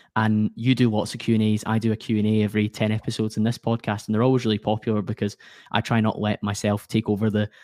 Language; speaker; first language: English; native; English